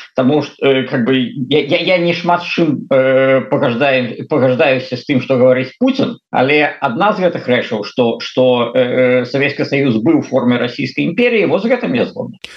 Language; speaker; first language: Belarusian; non-native, local second language; Russian